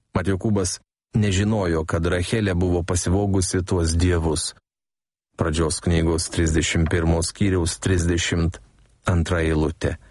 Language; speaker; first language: Lithuanian; native; Lithuanian